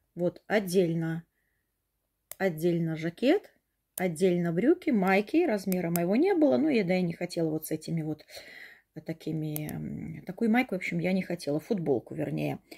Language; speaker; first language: Russian; native; Russian